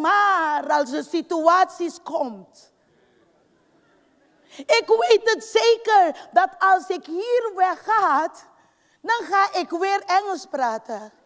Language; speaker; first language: Dutch; non-native, fluent; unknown